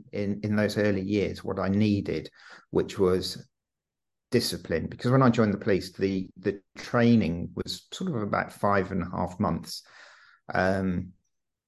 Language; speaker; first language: English; native; English